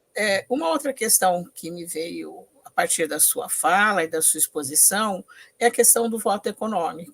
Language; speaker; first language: Portuguese; native; Portuguese